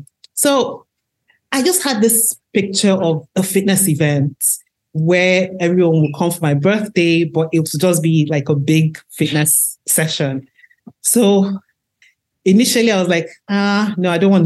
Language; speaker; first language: English; non-native, local second language; Igbo